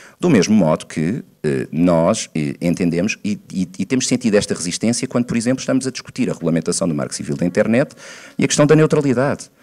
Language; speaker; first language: Portuguese; native; Portuguese